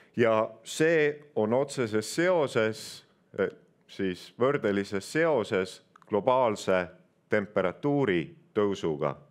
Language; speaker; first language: Estonian; native; Estonian